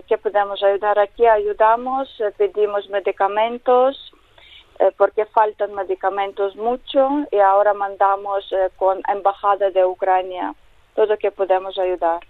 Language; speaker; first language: Spanish; non-native, learner; Ukrainian